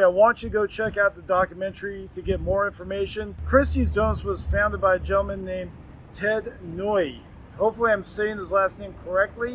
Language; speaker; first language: English; native; English